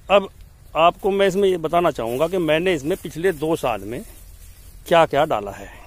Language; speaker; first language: Hindi; native; Hindi